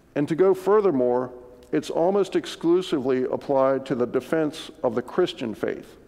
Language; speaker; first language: English; native; English